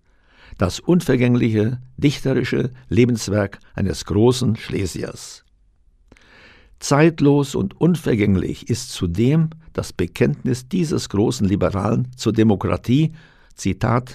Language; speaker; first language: German; native; German